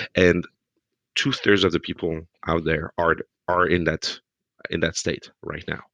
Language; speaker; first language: English; non-native, fluent; French